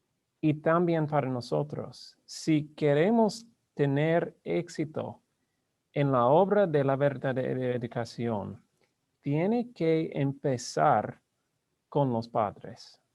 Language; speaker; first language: Spanish; non-native, learner; English